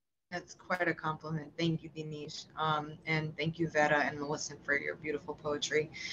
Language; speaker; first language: English; early bilingual, other home language; Portuguese